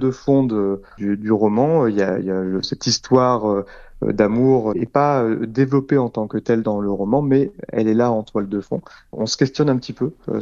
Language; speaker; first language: French; native; French